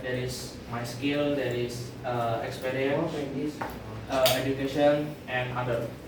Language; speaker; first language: English; non-native, learner; Indonesian